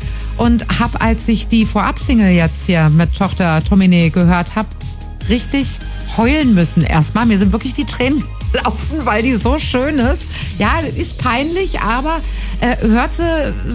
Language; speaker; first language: German; native; German